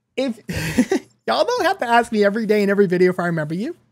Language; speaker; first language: English; native; English